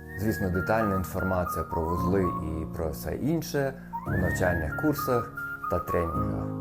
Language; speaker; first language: Ukrainian; native; Ukrainian